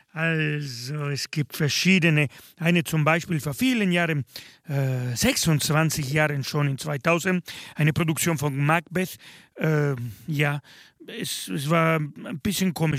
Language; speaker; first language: German; non-native, fluent; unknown